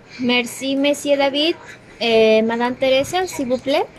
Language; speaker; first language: French; non-native, learner; Spanish